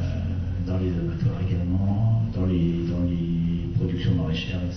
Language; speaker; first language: French; native; French